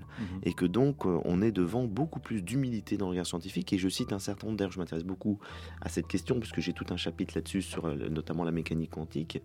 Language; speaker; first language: French; native; French